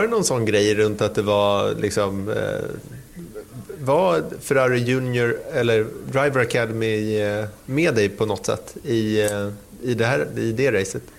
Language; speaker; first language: Swedish; native; Swedish